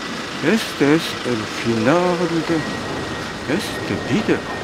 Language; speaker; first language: Spanish; non-native, learner; Japanese